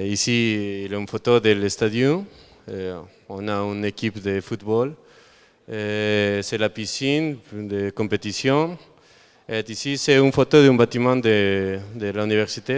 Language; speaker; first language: French; non-native, learner; Spanish